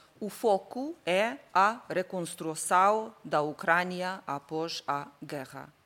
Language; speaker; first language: Portuguese; non-native, learner; Ukrainian